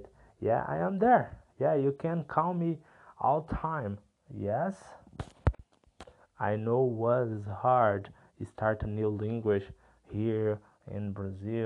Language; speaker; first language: English; non-native, learner; Portuguese